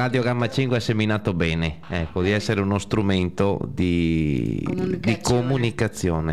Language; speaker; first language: Italian; native; Italian